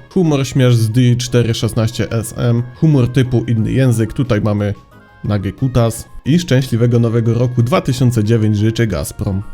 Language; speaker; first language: Polish; native; Polish